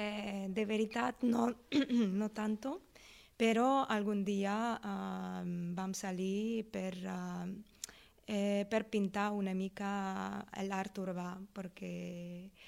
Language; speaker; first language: Catalan; non-native, learner; Russian